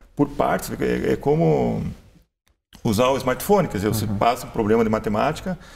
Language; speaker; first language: Portuguese; native; Portuguese